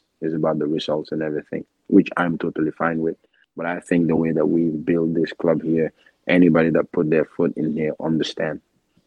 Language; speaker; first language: English; non-native, local second language; Wolof